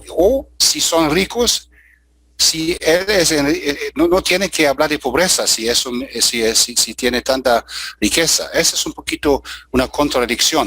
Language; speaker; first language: Spanish; non-native, fluent; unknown